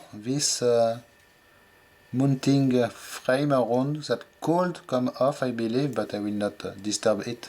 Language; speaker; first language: English; non-native, fluent; French